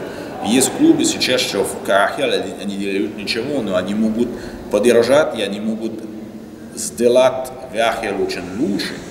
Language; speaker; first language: Russian; non-native, learner; French